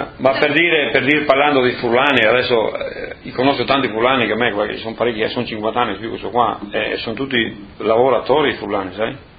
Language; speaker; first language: Italian; native; Italian